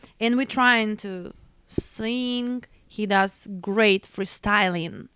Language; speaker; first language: English; non-native, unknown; Russian